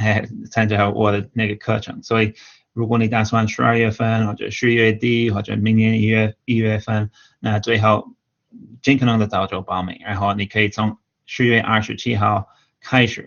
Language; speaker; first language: Chinese; non-native, fluent; English